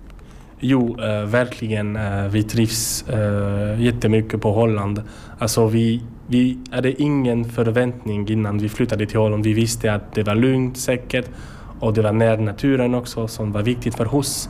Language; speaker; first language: Swedish; non-native, learner; French